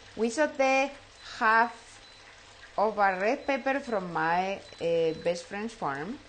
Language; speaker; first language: English; non-native, fluent; Spanish